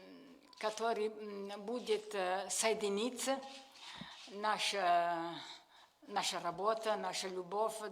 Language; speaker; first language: Russian; non-native, learner; Italian